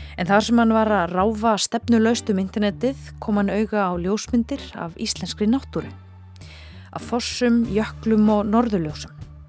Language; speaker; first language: Icelandic; native; Icelandic